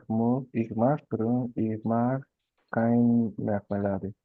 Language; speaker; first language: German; non-native, learner; Spanish